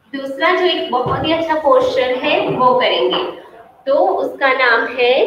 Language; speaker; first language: Hindi; non-native, local second language; Gujarati